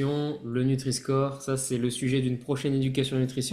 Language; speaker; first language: French; native; French